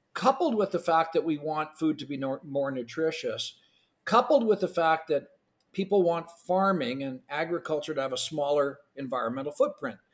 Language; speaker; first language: English; non-native, fluent; Ukrainian